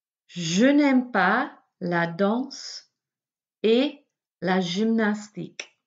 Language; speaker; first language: French; non-native, fluent; English